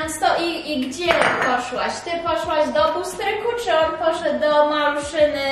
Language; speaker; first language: Polish; early bilingual, heritage; English